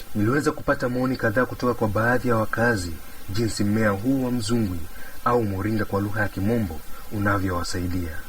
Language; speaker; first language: Swahili; native; Swahili